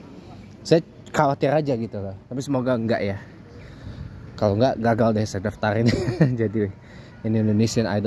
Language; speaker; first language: Indonesian; native; Indonesian